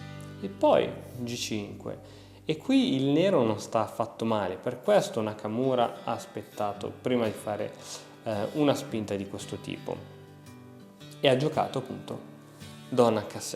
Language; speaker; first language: Italian; native; Italian